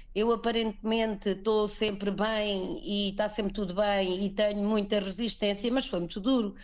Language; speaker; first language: Portuguese; native; Portuguese